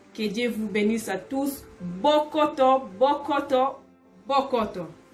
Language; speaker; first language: French; non-native, local second language; Lingala